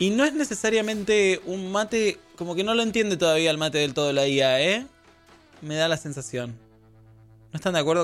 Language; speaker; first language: Spanish; native; Spanish